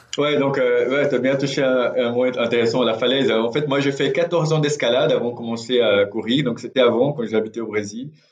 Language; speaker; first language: French; non-native, fluent; Portuguese